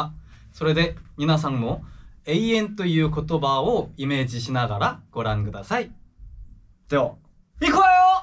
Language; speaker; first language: Japanese; non-native, fluent; Korean